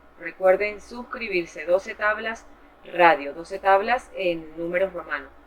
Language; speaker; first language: Spanish; native; Spanish